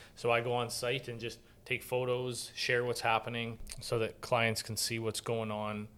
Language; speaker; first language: English; native; English